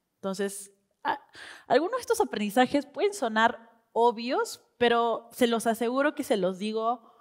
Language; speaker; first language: Spanish; native; Spanish